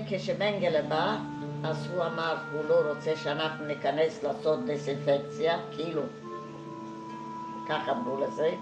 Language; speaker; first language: Hebrew; non-native, fluent; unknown